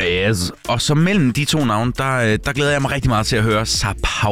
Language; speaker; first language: Danish; native; Danish